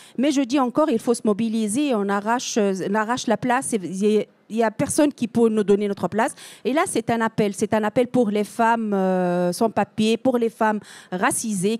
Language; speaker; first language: French; non-native, local second language; Arabic